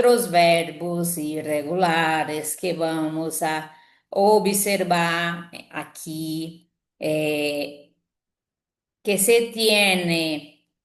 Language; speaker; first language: Spanish; non-native, fluent; Portuguese